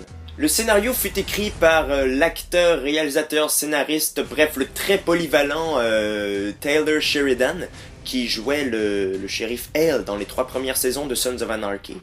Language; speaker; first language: French; native; French